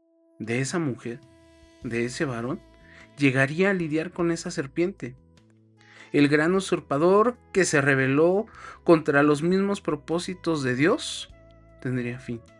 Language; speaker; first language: Spanish; native; Spanish